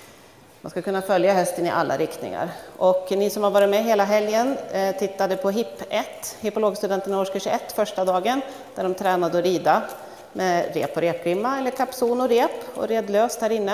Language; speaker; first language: Swedish; native; Swedish